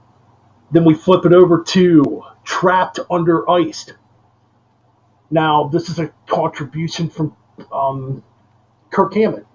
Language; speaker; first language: English; native; English